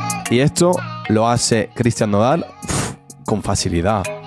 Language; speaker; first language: Spanish; non-native, fluent; English